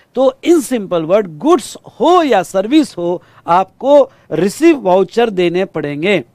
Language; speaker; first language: Hindi; non-native, local second language; Marathi